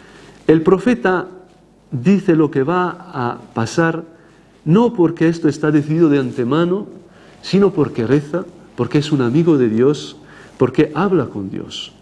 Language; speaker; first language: Spanish; non-native, fluent; Italian